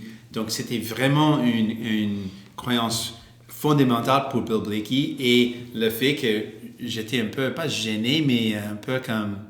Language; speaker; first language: French; non-native, local second language; English